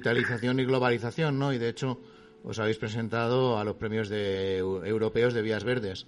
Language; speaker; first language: Spanish; native; Spanish